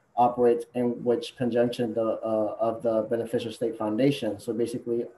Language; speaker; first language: English; non-native, fluent; Spanish